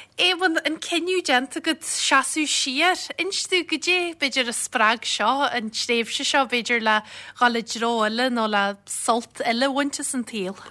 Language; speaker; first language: Irish; native; Irish